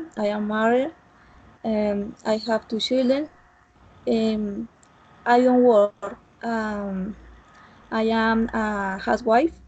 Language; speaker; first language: English; non-native, learner; Spanish